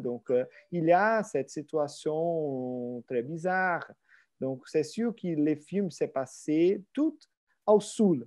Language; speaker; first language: French; non-native, fluent; Portuguese